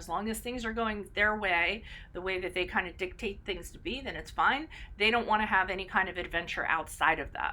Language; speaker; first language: English; native; English